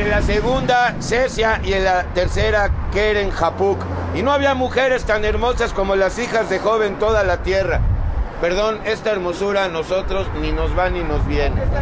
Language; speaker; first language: Spanish; native; Spanish